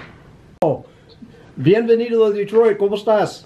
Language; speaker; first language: Spanish; non-native, learner; English